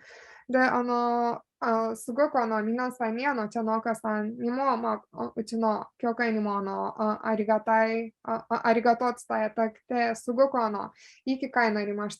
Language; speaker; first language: Japanese; non-native, fluent; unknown